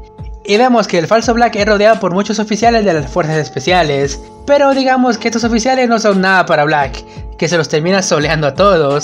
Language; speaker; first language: Spanish; native; Spanish